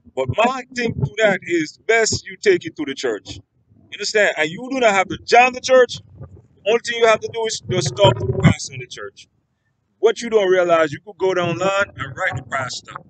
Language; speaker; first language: English; native; English